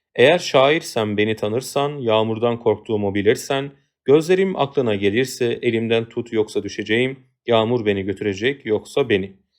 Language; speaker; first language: Turkish; native; Turkish